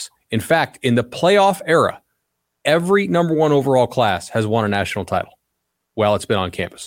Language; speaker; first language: English; native; English